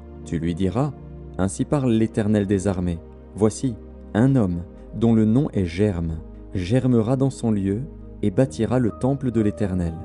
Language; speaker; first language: French; native; French